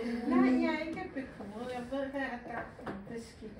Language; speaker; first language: Danish; non-native, learner; Persian